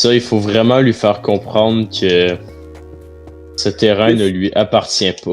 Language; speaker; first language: French; native; French